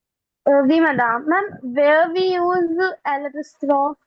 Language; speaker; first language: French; non-native, learner; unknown